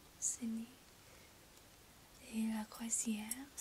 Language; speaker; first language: French; non-native, learner; English